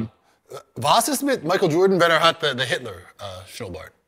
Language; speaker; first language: German; non-native, learner; English